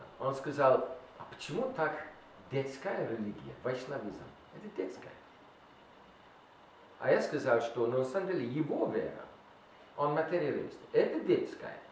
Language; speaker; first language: Russian; non-native, learner; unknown